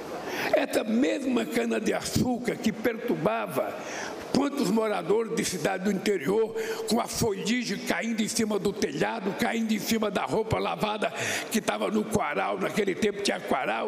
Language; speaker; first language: Portuguese; native; Portuguese